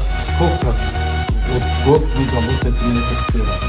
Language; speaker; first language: Russian; non-native, learner; Tajik